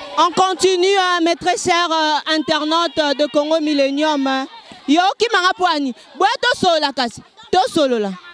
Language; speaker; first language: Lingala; native; Lingala